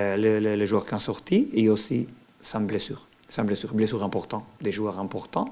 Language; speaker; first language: French; non-native, learner; Portuguese